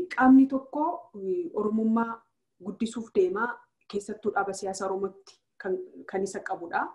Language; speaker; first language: Oromo; native; Oromo